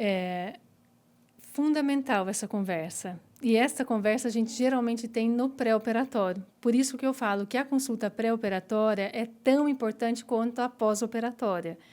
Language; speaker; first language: Portuguese; native; Portuguese